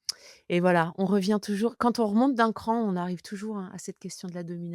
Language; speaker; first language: French; native; French